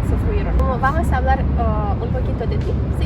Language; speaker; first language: Spanish; non-native, fluent; Russian